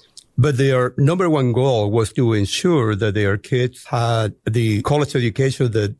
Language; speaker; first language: English; non-native, fluent; Spanish